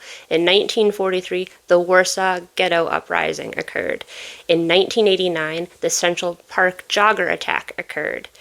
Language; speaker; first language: English; native; English